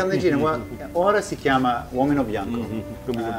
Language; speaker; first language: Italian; early bilingual, heritage; Italian